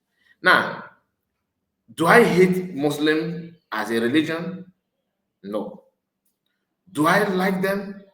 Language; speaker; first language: English; non-native, local second language; Igbo